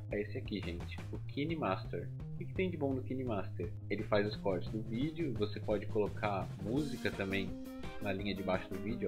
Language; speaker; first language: Portuguese; native; Portuguese